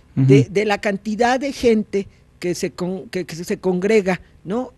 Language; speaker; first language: Spanish; native; Spanish